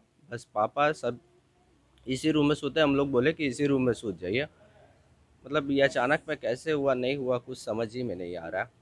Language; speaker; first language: Hindi; non-native, local second language; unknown